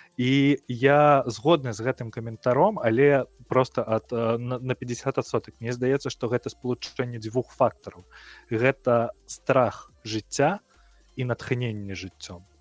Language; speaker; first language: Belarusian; non-native, local second language; Russian